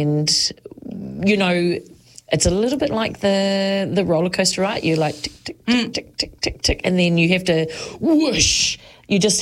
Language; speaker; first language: English; native; English